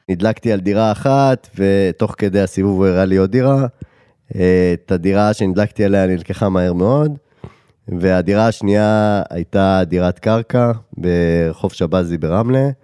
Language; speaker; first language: Hebrew; native; Hebrew